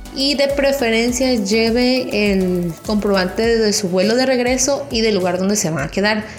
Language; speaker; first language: Spanish; native; Spanish